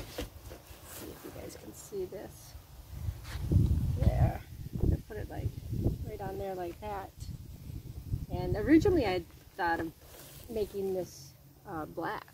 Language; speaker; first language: English; native; English